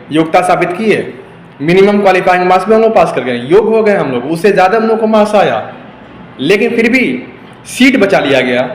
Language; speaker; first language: Hindi; native; Hindi